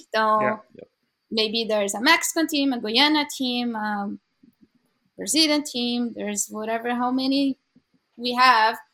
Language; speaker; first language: English; non-native, learner; Portuguese